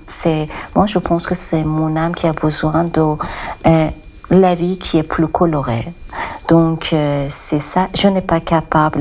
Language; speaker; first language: French; non-native, learner; Persian